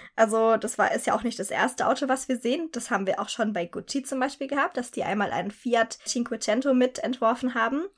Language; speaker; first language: German; native; German